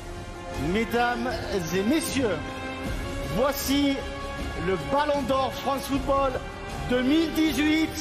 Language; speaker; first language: French; native; French